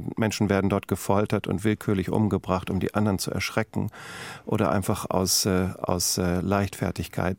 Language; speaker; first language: German; native; German